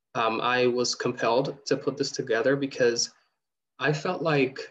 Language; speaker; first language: English; early bilingual, other home language; Somali